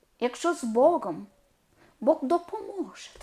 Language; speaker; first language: Ukrainian; non-native, learner; Malayalam